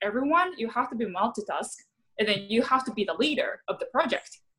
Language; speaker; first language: English; non-native, fluent; Japanese